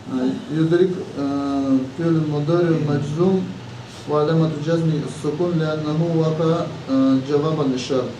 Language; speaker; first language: Arabic; non-native, learner; Chechen